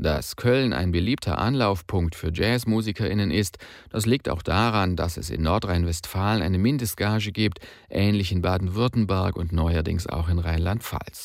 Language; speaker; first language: German; native; German